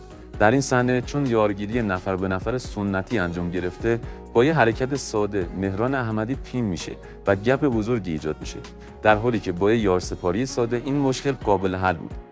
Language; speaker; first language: Persian; native; Persian